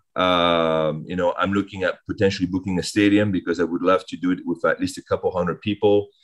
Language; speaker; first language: English; early bilingual, other home language; French